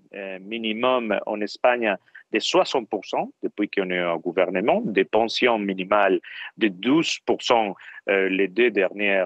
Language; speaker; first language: French; non-native, fluent; Spanish